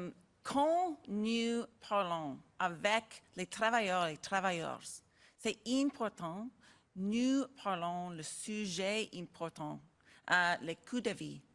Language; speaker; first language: French; non-native, learner; English